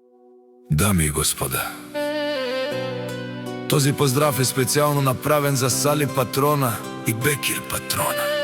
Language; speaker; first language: Bulgarian; non-native, local second language; Romany